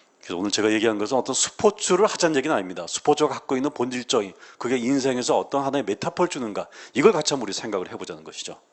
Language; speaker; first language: Korean; native; Korean